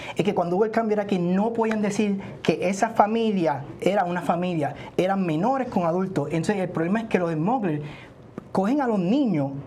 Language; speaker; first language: Spanish; native; Spanish